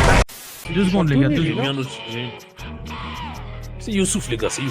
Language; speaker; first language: French; native; French